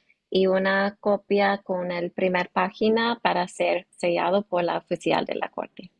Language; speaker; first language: Spanish; non-native, learner; English